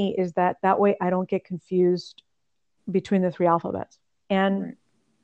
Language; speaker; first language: English; early bilingual, other home language; Russian